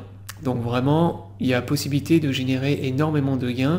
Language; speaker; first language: French; native; French